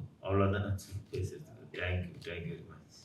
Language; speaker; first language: Tamil; non-native, learner; Kannada